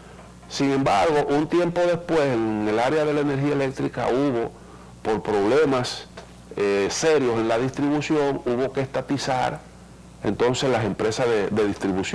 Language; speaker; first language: Spanish; native; Spanish